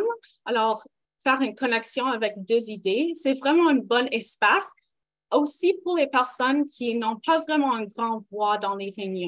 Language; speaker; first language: French; non-native, local second language; English